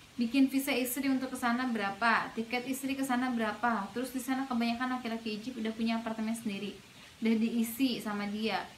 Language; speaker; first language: Indonesian; native; Indonesian